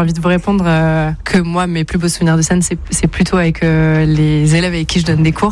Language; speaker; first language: French; native; French